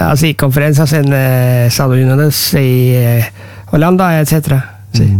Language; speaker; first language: Spanish; non-native, learner; Norwegian